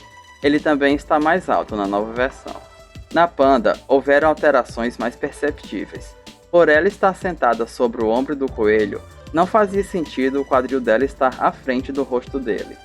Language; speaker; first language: Portuguese; native; Portuguese